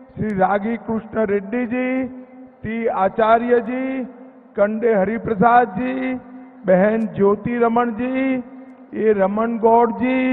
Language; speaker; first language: Hindi; non-native, local second language; Gujarati